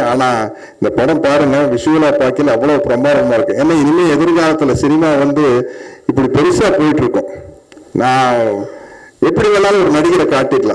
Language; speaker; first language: Tamil; native; Tamil